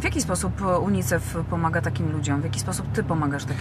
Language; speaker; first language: Polish; native; Polish